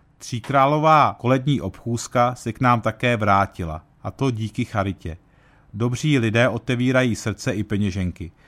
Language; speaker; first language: Czech; early bilingual, heritage; Czech